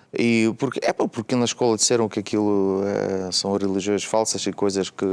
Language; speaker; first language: Portuguese; non-native, fluent; Russian